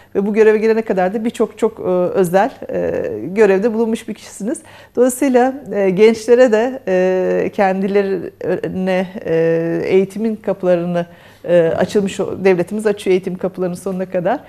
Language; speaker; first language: Turkish; native; Turkish